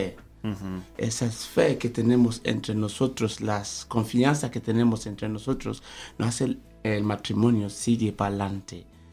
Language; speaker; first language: Spanish; non-native, fluent; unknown